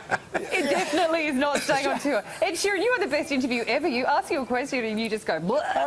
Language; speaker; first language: English; native; English